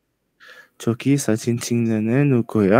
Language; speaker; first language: Korean; non-native, learner; Indonesian